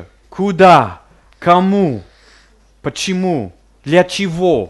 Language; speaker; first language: Russian; non-native, fluent; English